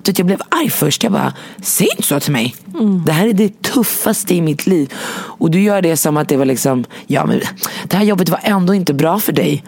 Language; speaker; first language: Swedish; early bilingual, other home language; Arabic